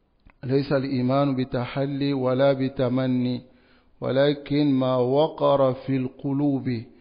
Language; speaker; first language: Arabic; non-native, fluent; Dyula